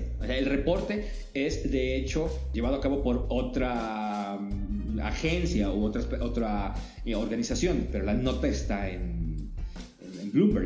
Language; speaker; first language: Spanish; native; Spanish